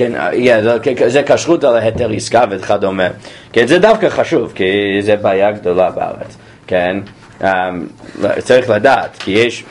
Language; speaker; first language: Hebrew; non-native, fluent; English